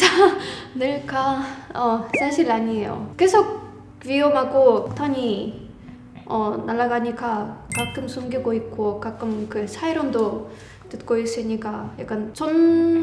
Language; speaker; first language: Korean; non-native, fluent; Ukrainian